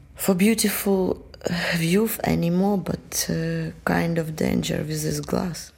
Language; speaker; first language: English; non-native, fluent; Russian